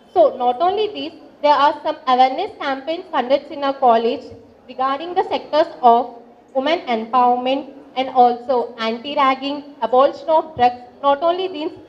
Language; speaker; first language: English; non-native, local second language; Telugu